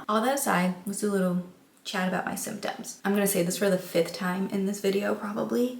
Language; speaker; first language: English; native; English